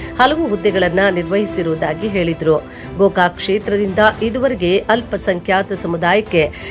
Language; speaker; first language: Kannada; native; Kannada